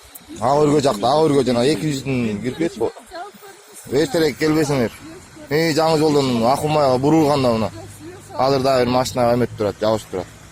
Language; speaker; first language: Kyrgyz; native; Kyrgyz